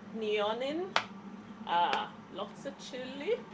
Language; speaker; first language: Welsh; non-native, learner; English